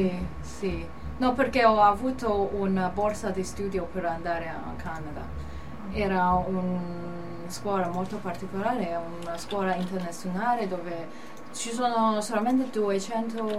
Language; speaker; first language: Italian; non-native, learner; Cantonese